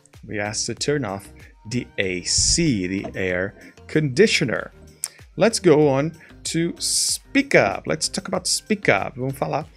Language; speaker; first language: English; non-native, fluent; Portuguese